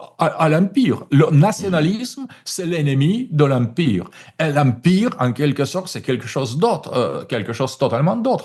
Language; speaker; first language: French; non-native, fluent; Russian